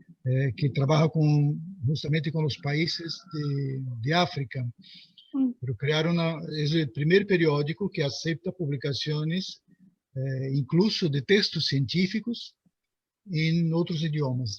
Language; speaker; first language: Spanish; non-native, fluent; Portuguese